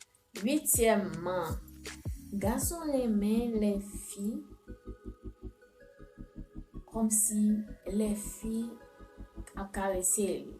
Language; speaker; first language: French; non-native, learner; Haitian Creole